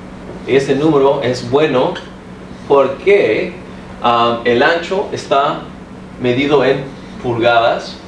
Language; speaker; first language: Spanish; early bilingual, heritage; Spanish